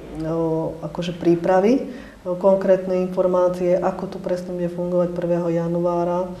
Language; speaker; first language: Slovak; native; Slovak